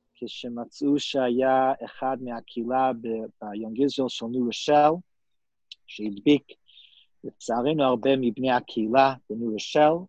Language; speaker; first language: Hebrew; non-native, fluent; English